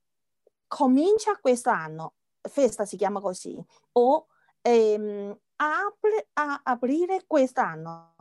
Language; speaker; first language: Italian; non-native, learner; Chinese